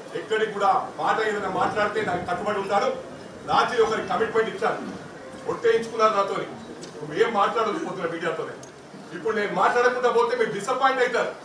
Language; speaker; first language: Telugu; native; Telugu